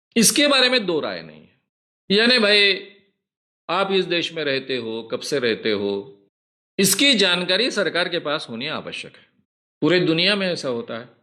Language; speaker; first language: Hindi; non-native, local second language; Marathi